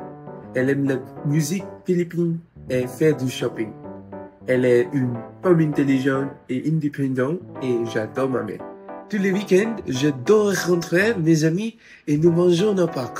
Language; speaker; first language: French; non-native, learner; Filipino